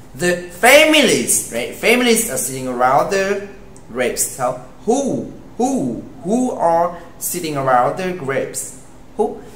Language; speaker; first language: English; non-native, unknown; Vietnamese